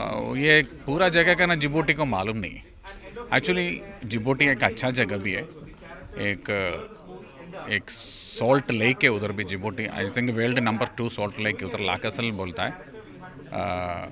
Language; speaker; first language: Hindi; non-native, local second language; Malayalam